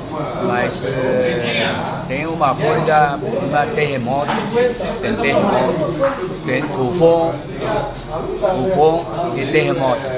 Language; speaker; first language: Portuguese; non-native, learner; Chinese